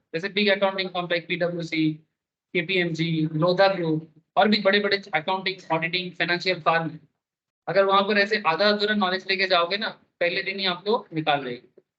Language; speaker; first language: Hindi; non-native, local second language; Bangla